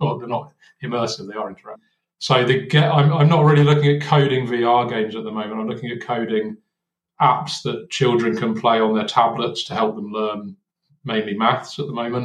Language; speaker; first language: English; native; English